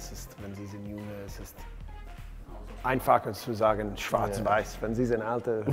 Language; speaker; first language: German; non-native, learner; English